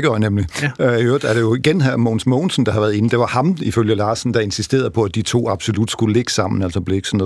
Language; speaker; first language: Danish; native; Danish